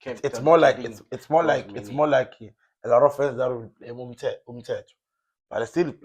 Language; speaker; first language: English; non-native, local second language; Zulu